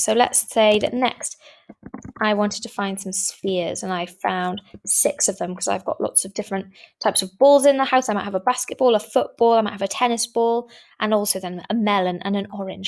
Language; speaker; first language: English; native; English